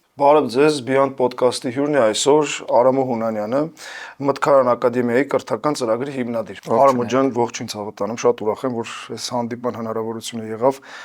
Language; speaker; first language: Armenian; native; Armenian